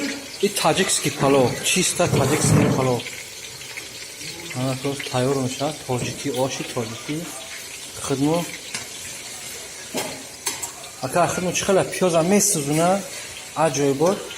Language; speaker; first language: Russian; non-native, learner; Tajik